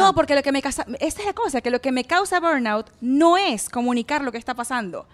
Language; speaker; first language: Spanish; native; Spanish